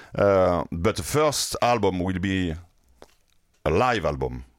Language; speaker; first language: English; non-native, fluent; French